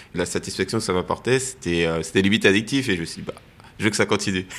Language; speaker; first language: French; native; French